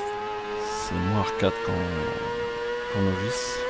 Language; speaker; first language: French; native; French